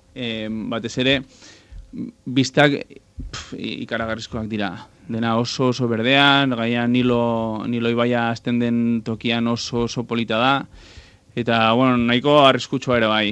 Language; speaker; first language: Basque; non-native, local second language; Spanish